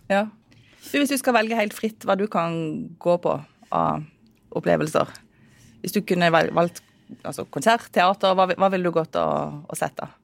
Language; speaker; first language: Norwegian; native; Norwegian